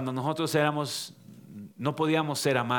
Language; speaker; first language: Spanish; native; Spanish